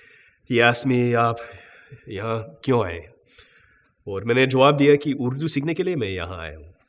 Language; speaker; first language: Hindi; non-native, fluent; English